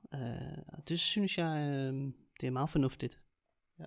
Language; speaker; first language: Danish; native; Danish